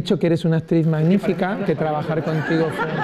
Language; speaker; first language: Spanish; native; Spanish